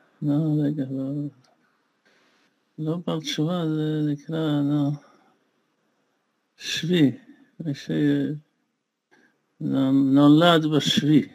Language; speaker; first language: Hebrew; non-native, fluent; Russian